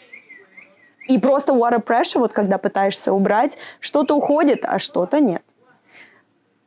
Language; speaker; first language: Russian; native; Russian